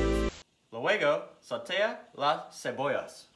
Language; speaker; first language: Spanish; non-native, learner; English